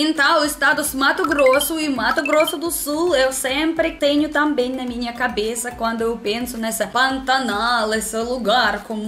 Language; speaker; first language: Portuguese; non-native, learner; Russian